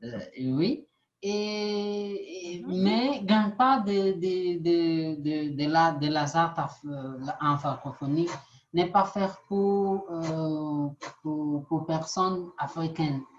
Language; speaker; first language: French; non-native, learner; Portuguese